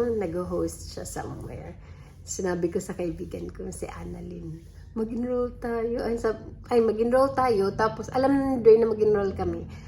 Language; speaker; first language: Filipino; non-native, local second language; Waray